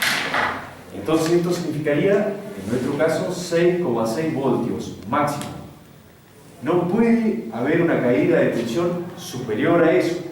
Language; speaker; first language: Spanish; native; Spanish